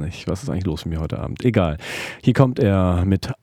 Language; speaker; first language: German; native; German